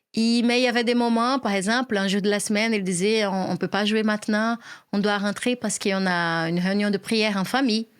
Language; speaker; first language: French; non-native, fluent; Portuguese